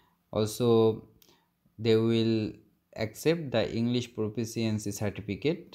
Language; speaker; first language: English; non-native, local second language; Bangla